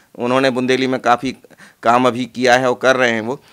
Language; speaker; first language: Hindi; native; Hindi